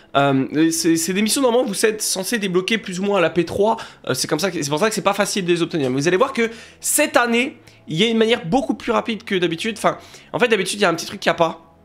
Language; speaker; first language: French; native; French